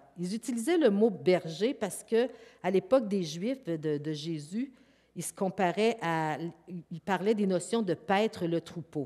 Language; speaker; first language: French; native; French